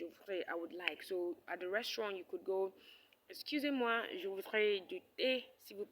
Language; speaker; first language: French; non-native, fluent; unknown